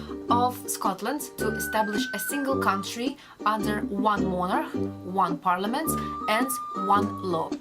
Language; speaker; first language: English; non-native, learner; Russian